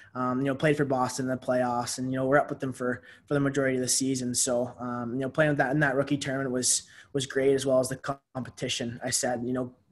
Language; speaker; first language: English; native; English